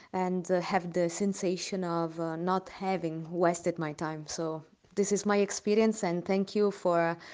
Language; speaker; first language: English; non-native, learner; Italian